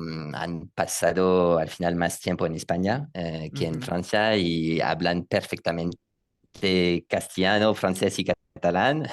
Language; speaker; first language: Spanish; non-native, learner; French